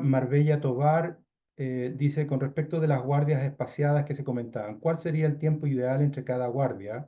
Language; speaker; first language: Spanish; native; Spanish